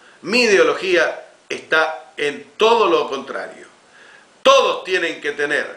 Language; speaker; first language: Spanish; native; Spanish